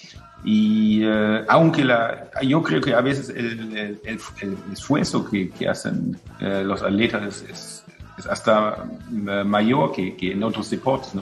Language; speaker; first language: Spanish; non-native, fluent; German